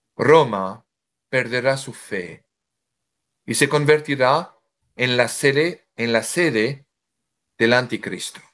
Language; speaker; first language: Spanish; non-native, fluent; French